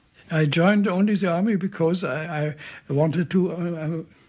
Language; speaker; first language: English; non-native, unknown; German